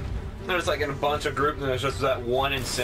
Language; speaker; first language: English; native; English